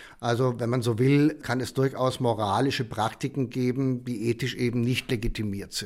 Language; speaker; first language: German; native; German